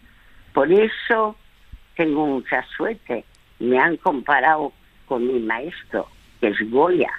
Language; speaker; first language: Spanish; early bilingual, other home language; French